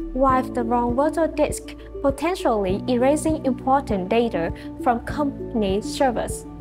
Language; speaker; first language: English; non-native, fluent; Vietnamese